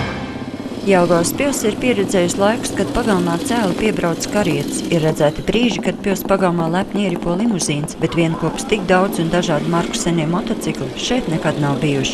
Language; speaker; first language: Latvian; native; Latvian